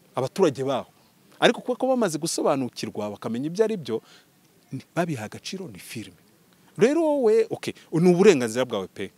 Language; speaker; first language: Kinyarwanda; early bilingual, heritage; Kinyarwanda